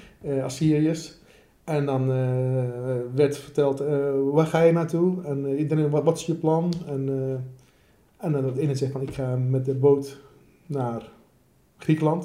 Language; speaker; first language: Dutch; non-native, fluent; Assyrian Neo-Aramaic